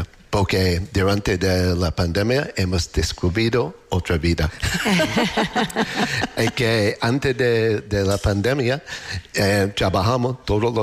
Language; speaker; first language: Spanish; non-native, learner; English